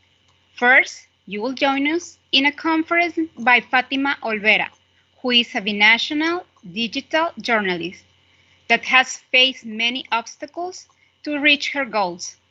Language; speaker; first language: English; non-native, fluent; Spanish